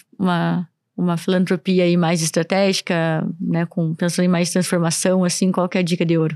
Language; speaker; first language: Portuguese; native; Portuguese